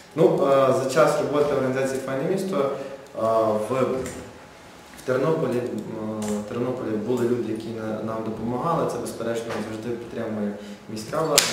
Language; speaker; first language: Ukrainian; native; Ukrainian